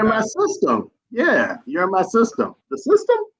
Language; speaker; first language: English; native; English